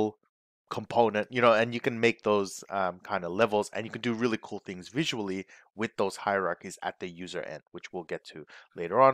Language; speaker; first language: English; native; English